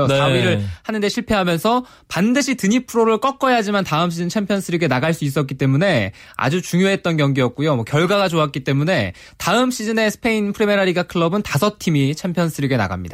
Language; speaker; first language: Korean; native; Korean